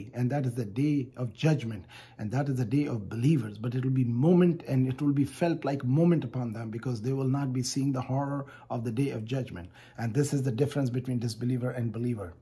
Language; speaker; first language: English; non-native, fluent; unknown